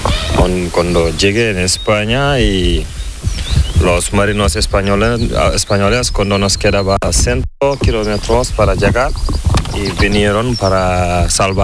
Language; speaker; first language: Spanish; non-native, learner; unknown